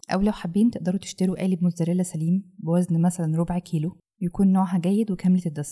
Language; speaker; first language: Arabic; native; Arabic